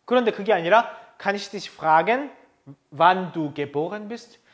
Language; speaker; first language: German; non-native, fluent; Korean